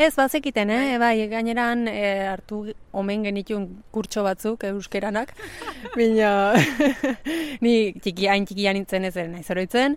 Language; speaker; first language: Basque; early bilingual, other home language; Spanish